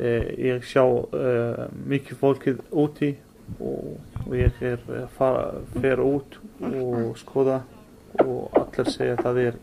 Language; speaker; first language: Icelandic; non-native, learner; Arabic